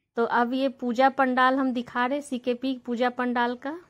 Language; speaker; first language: Hindi; native; Hindi